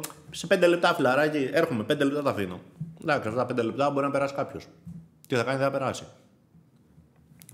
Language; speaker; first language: Greek; native; Greek